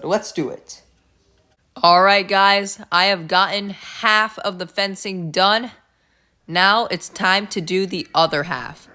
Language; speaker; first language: English; native; English